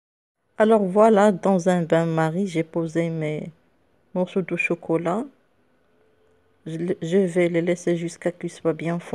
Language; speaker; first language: French; non-native, local second language; Arabic